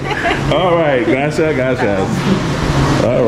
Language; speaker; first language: Spanish; non-native, learner; English